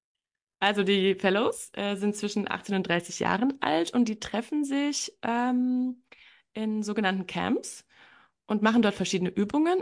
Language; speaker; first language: German; native; German